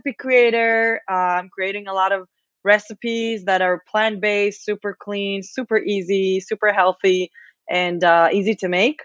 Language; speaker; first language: English; non-native, fluent; Hebrew